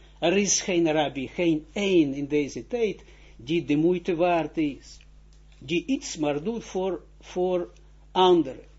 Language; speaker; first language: Dutch; non-native, fluent; Russian